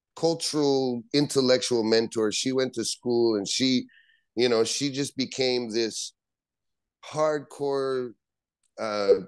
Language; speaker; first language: English; native; English